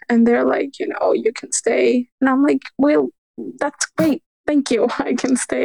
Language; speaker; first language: English; early bilingual, other home language; Urdu